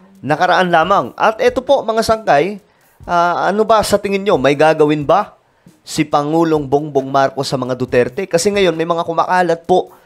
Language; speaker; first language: Filipino; native; Filipino